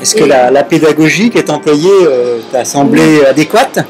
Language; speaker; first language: French; native; French